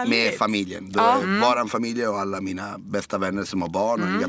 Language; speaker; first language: Swedish; non-native, fluent; Italian